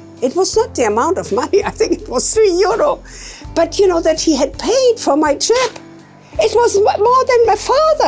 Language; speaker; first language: English; non-native, fluent; German